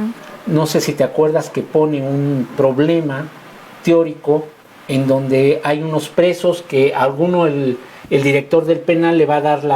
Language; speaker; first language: Spanish; native; Spanish